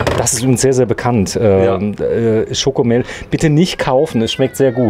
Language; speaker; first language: German; native; German